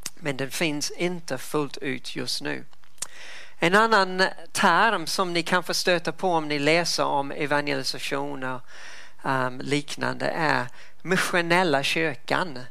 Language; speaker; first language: Swedish; non-native, fluent; English